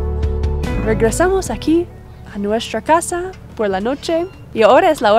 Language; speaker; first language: Spanish; non-native, learner; English